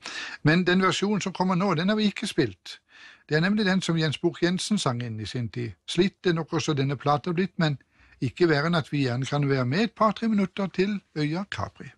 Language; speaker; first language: Norwegian; native; Norwegian